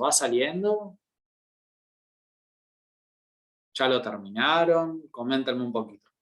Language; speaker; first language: Spanish; native; Spanish